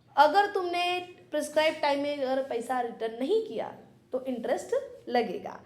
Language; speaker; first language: Hindi; non-native, local second language; Marathi